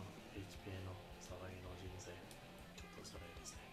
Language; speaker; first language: Japanese; non-native, learner; English